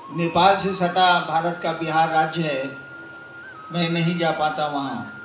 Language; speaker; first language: Hindi; native; Hindi